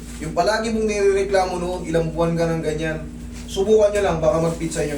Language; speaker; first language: Filipino; non-native, local second language; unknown